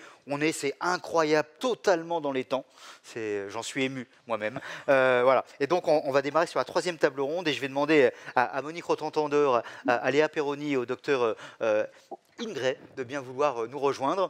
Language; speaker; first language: French; native; French